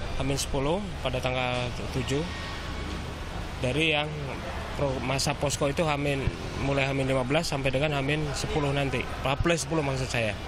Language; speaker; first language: Indonesian; native; Indonesian